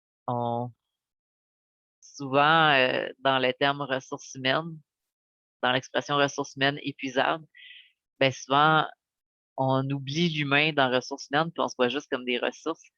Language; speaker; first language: French; native; French